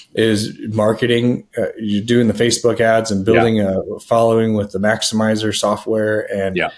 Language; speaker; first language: English; native; English